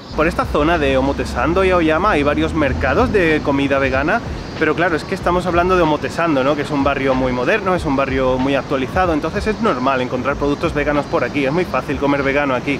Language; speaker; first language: Spanish; native; Spanish